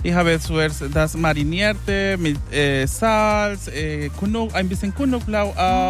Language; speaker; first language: German; non-native, learner; Spanish